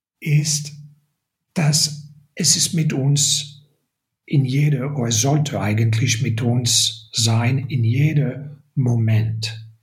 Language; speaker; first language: German; non-native, fluent; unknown